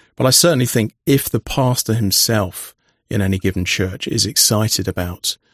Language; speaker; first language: English; native; English